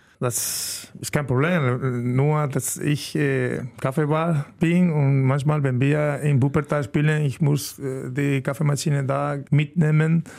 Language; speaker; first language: German; non-native, learner; Spanish